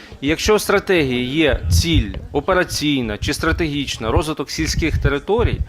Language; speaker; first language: Ukrainian; native; Ukrainian